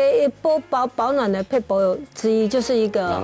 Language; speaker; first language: Chinese; native; Chinese